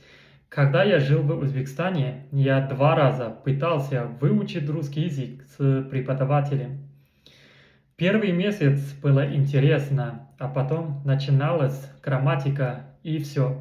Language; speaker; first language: Russian; non-native, learner; Kazakh